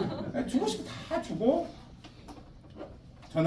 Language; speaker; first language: Korean; native; Korean